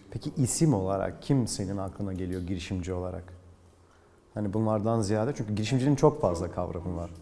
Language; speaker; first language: Turkish; native; Turkish